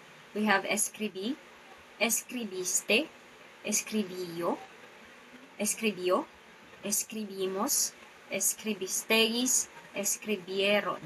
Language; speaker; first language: Spanish; non-native, fluent; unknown